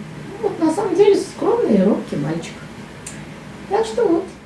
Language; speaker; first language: Russian; native; Russian